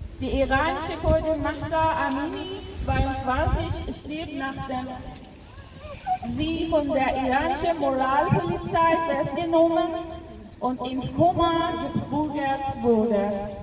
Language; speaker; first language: German; non-native, local second language; Persian